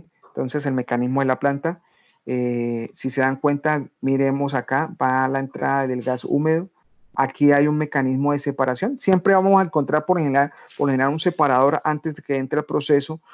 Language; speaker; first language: Spanish; native; Spanish